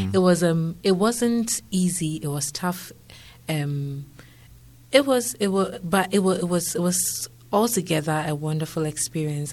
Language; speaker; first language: English; non-native, local second language; Akan